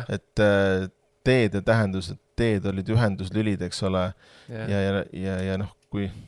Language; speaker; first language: Estonian; native; Estonian